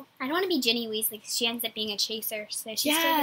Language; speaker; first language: English; native; English